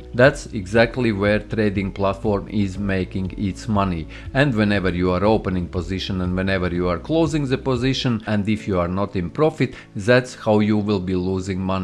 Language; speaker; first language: English; non-native, fluent; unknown